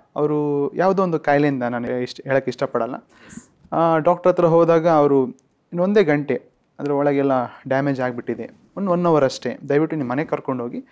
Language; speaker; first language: Kannada; native; Kannada